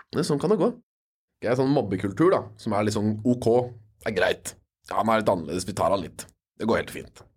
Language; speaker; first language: Norwegian; native; Norwegian